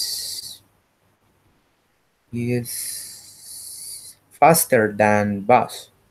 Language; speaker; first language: English; non-native, learner; Spanish